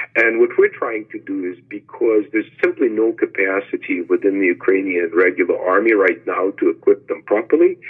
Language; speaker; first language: English; non-native, fluent; Ukrainian